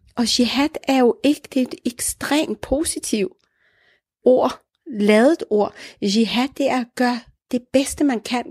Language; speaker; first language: Danish; early bilingual, other home language; Arabic